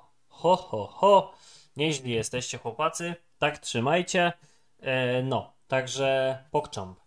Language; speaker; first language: Polish; native; Polish